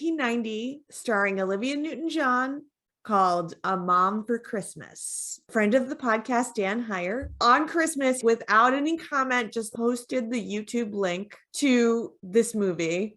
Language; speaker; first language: English; native; English